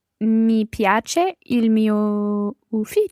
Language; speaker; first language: Italian; non-native, learner; English